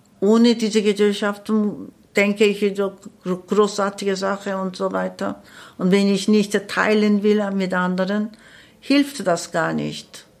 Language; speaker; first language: German; non-native, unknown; Korean